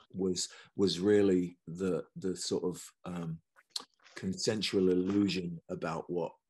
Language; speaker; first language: English; native; English